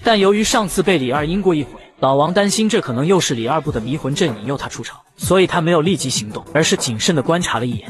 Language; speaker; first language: Chinese; native; Chinese